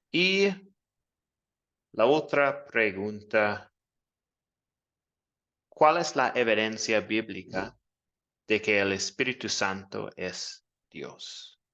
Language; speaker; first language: Spanish; non-native, fluent; English